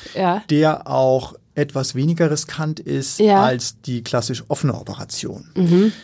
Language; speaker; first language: German; native; German